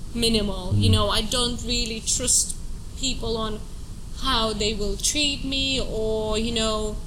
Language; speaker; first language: English; non-native, fluent; Russian